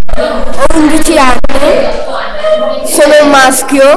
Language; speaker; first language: Italian; early bilingual, other home language; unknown